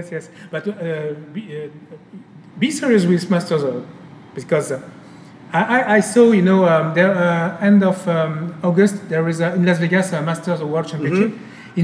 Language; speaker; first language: English; non-native, fluent; French